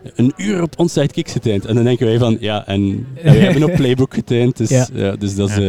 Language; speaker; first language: Dutch; native; Dutch